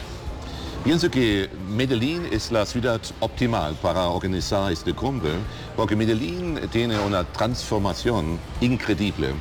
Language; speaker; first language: Spanish; non-native, learner; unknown